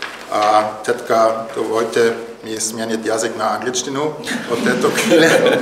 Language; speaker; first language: Czech; non-native, learner; German